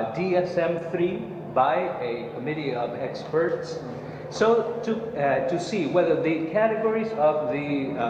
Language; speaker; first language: English; non-native, fluent; Spanish